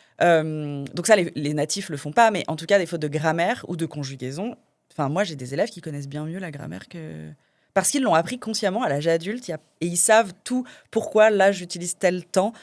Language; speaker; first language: French; native; French